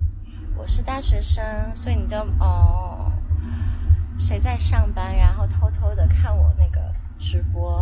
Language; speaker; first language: Chinese; non-native, local second language; Cantonese